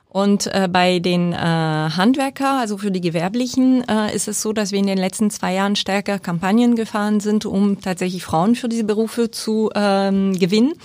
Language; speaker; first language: German; non-native, fluent; French